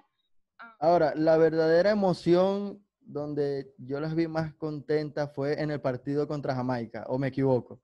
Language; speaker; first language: Spanish; native; Spanish